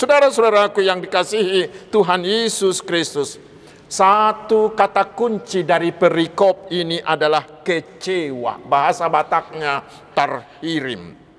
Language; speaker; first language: Indonesian; non-native, local second language; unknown